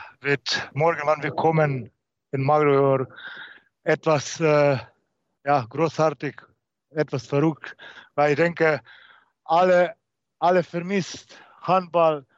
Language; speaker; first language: German; non-native, learner; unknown